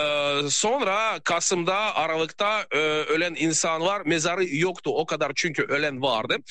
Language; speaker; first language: Turkish; non-native, learner; Russian